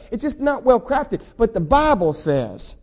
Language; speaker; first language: English; native; English